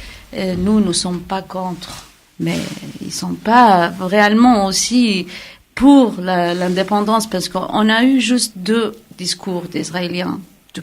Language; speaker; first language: French; non-native, fluent; Kurdish